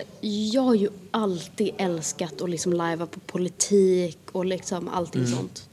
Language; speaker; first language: Swedish; native; Swedish